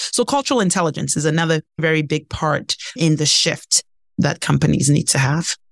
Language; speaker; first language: English; non-native, local second language; Ibibio